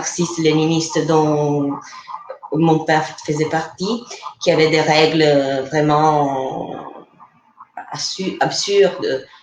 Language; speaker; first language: French; non-native, fluent; Italian